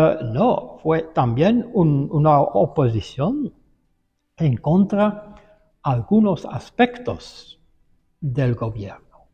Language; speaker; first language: Spanish; non-native, fluent; Dutch